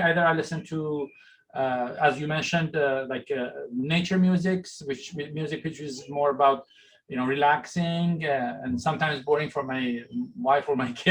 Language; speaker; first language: English; non-native, fluent; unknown